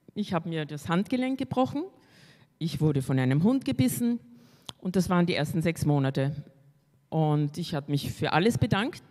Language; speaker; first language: German; early bilingual, other home language; Spanish